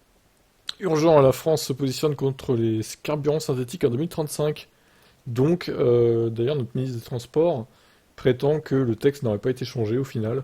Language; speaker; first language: French; native; French